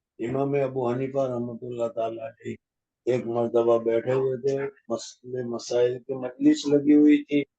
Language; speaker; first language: Urdu; non-native, local second language; Gujarati